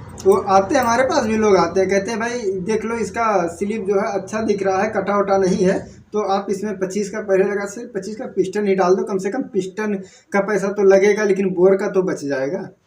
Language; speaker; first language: Hindi; native; Hindi